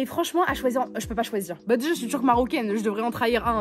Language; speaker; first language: French; early bilingual, other home language; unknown